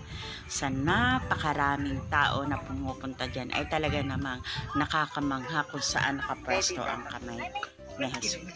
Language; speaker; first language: Filipino; native; Filipino